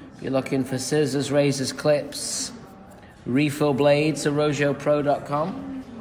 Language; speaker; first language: English; native; English